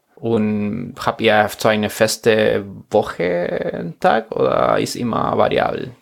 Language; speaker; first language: German; non-native, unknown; Spanish